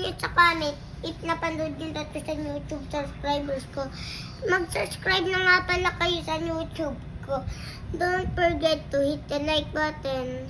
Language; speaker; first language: Filipino; native; Filipino